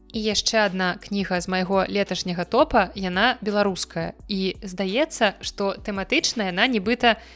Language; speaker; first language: Belarusian; non-native, local second language; Russian